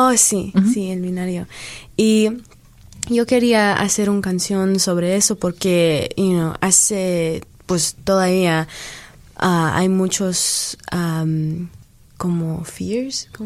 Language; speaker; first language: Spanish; early bilingual, heritage; English